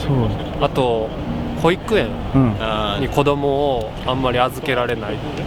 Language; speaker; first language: Japanese; native; Japanese